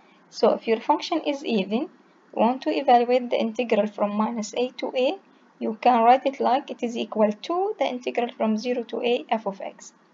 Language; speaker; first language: English; non-native, fluent; Arabic